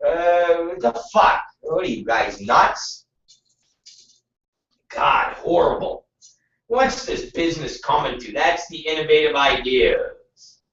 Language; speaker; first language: English; native; English